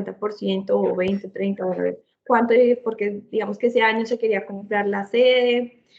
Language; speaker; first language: Spanish; native; Spanish